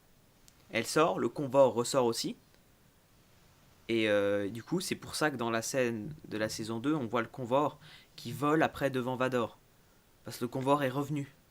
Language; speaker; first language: French; native; French